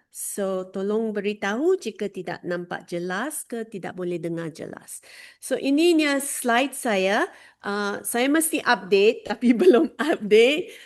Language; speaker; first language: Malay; non-native, local second language; Chinese